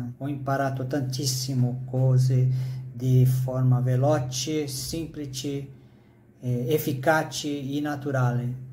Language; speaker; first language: Italian; non-native, learner; Portuguese